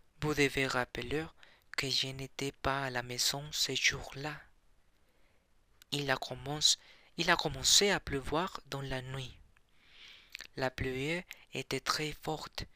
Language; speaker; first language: French; non-native, learner; Spanish